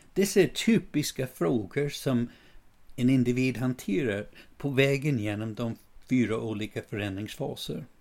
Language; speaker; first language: Swedish; non-native, fluent; English